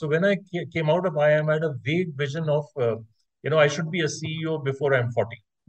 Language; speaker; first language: English; non-native, local second language; Hindi